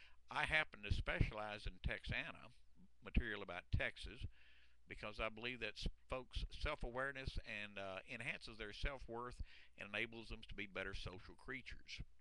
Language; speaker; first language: English; native; English